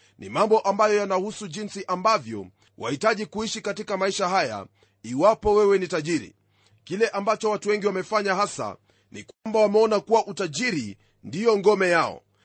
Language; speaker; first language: Swahili; non-native, local second language; Luyia